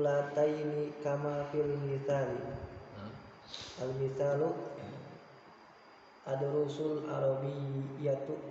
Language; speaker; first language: Arabic; non-native, learner; Indonesian